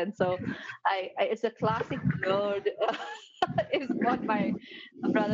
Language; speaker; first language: English; non-native, local second language; Gujarati